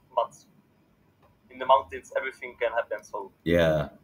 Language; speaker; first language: English; non-native, fluent; Czech